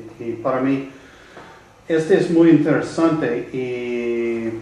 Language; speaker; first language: Spanish; non-native, learner; English